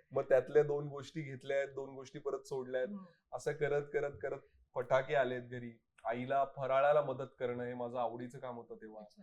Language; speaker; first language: Marathi; native; Marathi